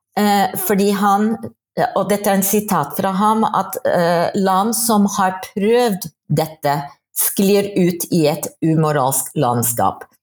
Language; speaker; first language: Norwegian; non-native, fluent; English